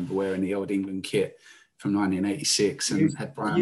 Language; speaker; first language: English; native; English